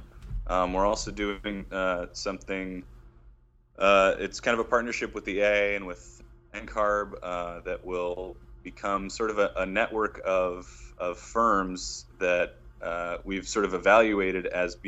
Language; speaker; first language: English; native; English